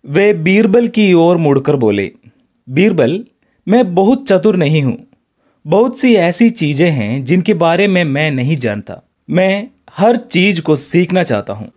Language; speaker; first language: Hindi; non-native, local second language; Malayalam